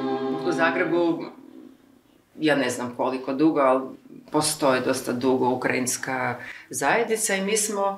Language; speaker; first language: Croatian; non-native, fluent; Ukrainian